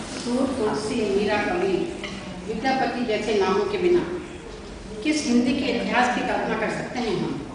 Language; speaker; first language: Hindi; native; Hindi